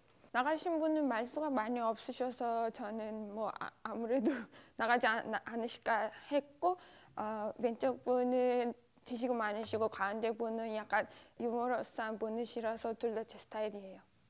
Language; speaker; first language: Korean; non-native, fluent; Turkish